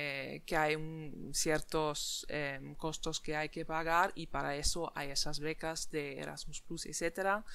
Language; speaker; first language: Spanish; non-native, fluent; German